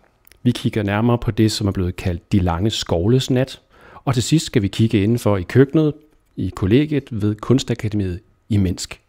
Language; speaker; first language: Danish; native; Danish